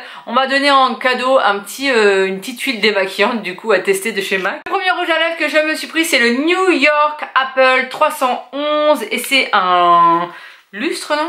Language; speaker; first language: French; native; French